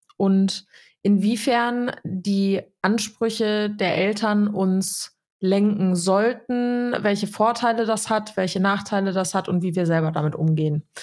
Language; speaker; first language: German; early bilingual, other home language; Serbian